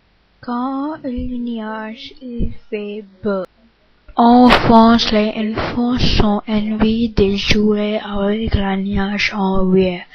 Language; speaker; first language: French; non-native, learner; English